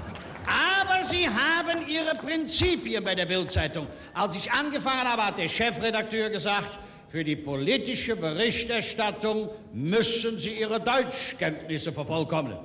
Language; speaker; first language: German; native; German